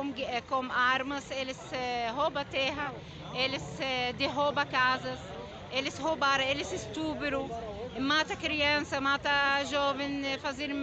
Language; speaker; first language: Portuguese; non-native, learner; Arabic